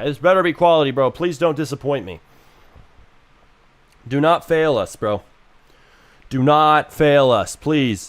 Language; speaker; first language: English; native; English